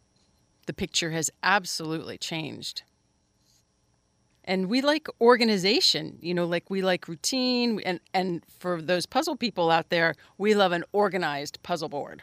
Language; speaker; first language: English; native; English